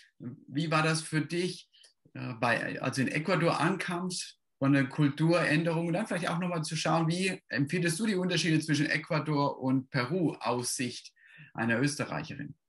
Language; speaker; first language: German; native; German